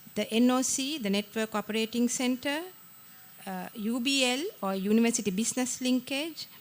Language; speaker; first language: English; non-native, local second language; Sinhala